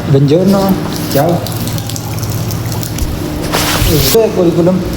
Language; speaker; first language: Italian; non-native, learner; Punjabi